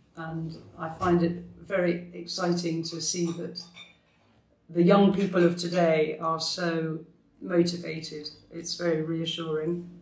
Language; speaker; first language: English; native; English